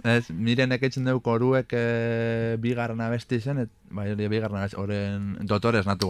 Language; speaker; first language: Basque; native; Basque